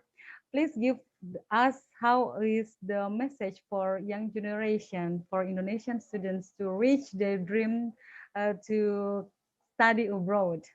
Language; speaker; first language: English; non-native, fluent; Indonesian